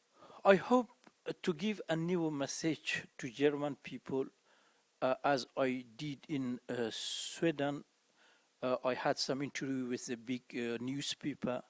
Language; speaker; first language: English; non-native, fluent; Persian